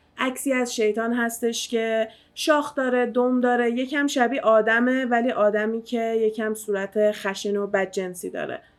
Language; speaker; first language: Persian; early bilingual, heritage; Persian